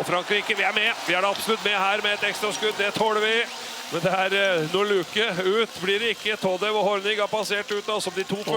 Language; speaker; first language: Norwegian; native; Norwegian